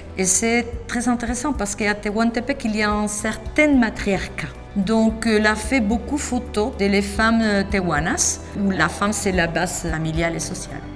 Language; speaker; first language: French; non-native, fluent; Spanish